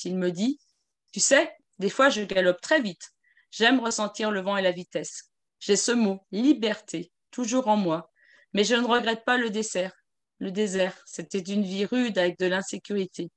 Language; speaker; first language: French; native; French